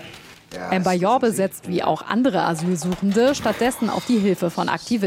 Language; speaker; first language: German; native; German